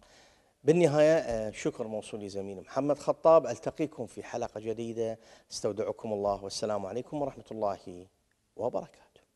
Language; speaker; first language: Arabic; native; Arabic